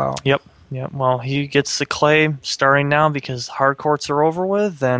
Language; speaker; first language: English; native; English